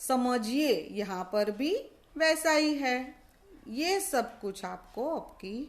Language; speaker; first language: Hindi; non-native, local second language; Gujarati